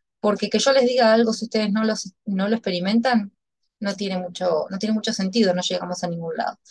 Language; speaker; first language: Spanish; native; Spanish